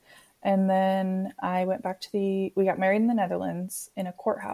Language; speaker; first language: English; native; English